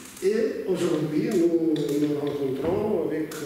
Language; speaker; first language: French; non-native, fluent; Russian